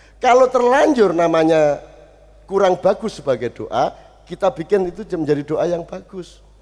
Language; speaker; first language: Indonesian; non-native, local second language; Javanese